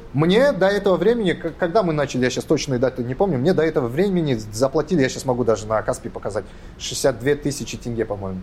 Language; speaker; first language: Russian; non-native, local second language; Kazakh